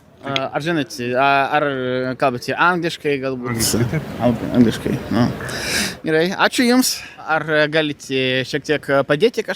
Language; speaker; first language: Lithuanian; non-native, fluent; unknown